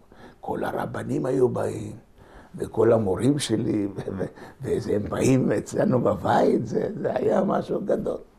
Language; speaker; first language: Hebrew; non-native, local second language; Ladino